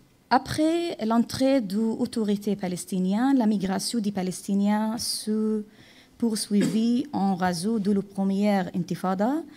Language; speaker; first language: French; non-native, fluent; Arabic